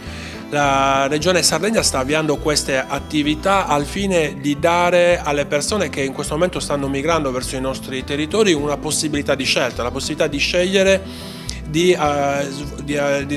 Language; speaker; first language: Italian; native; Italian